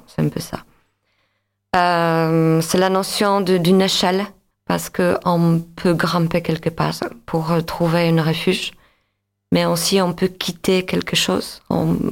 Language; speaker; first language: French; non-native, fluent; Polish